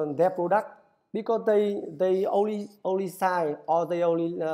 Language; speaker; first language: English; non-native, fluent; Vietnamese